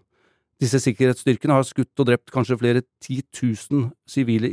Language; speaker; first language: Norwegian; native; Norwegian